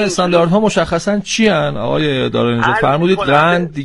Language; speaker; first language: Persian; native; Persian